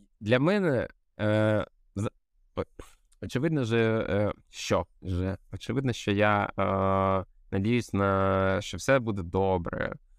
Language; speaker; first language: Ukrainian; native; Ukrainian